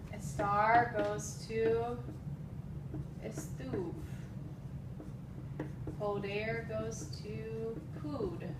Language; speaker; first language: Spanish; non-native, fluent; English